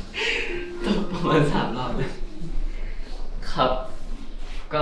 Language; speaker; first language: Thai; native; Thai